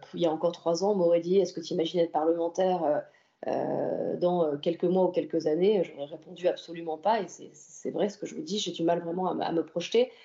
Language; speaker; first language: French; native; French